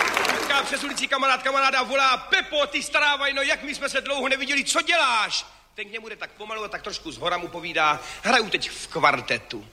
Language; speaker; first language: Czech; native; Czech